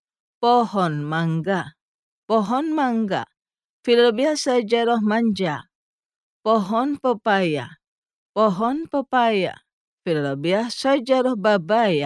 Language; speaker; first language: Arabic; non-native, fluent; Indonesian